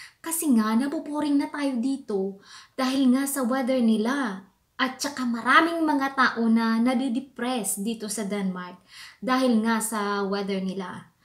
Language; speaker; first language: Filipino; native; Filipino